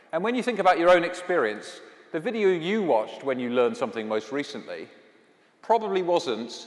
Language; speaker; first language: English; native; English